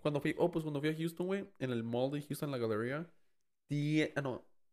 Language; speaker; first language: Spanish; early bilingual, heritage; Spanish